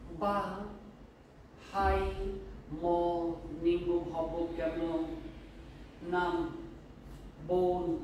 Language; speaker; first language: Vietnamese; non-native, learner; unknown